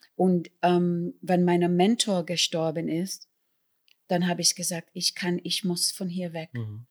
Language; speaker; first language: German; non-native, fluent; English